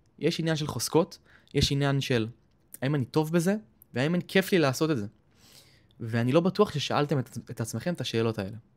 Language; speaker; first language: Hebrew; native; Hebrew